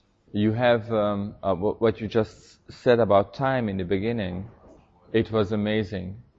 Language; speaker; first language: English; non-native, fluent; Hungarian